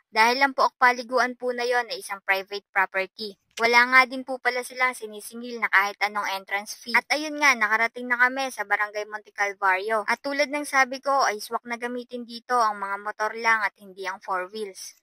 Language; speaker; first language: Filipino; non-native, local second language; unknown